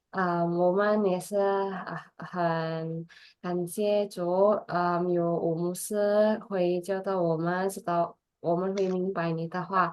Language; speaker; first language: Chinese; non-native, learner; Indonesian